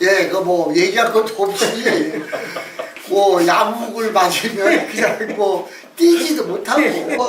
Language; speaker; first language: Korean; native; Korean